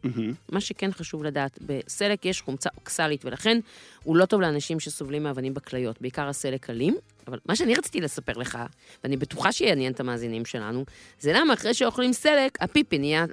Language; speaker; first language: Hebrew; native; Hebrew